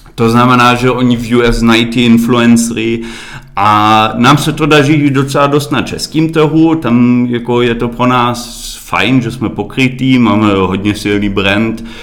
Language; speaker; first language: Czech; early bilingual, heritage; Czech